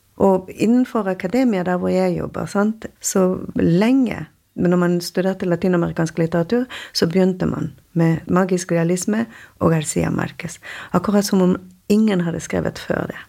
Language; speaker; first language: Norwegian; non-native, fluent; Spanish